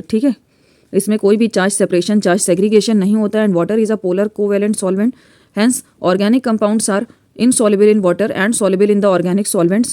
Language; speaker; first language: Hindi; native; Hindi